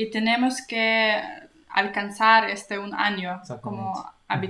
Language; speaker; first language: Spanish; non-native, learner; Russian